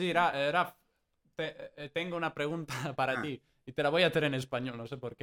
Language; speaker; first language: Spanish; non-native, fluent; Italian